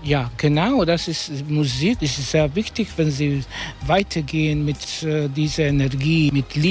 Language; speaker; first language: German; non-native, learner; Croatian